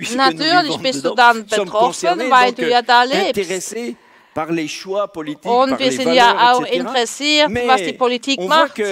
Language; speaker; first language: German; non-native, fluent; French